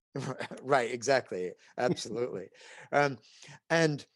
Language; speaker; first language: English; native; English